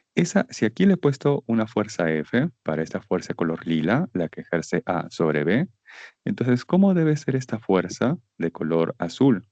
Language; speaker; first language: Spanish; native; Spanish